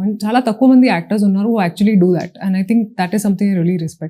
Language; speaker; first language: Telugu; non-native, fluent; Hindi